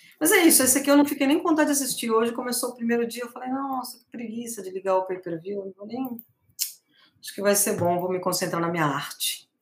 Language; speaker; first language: Portuguese; early bilingual, other home language; Spanish